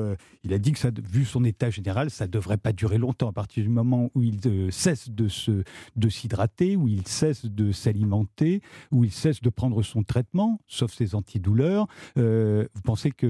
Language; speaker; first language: French; native; French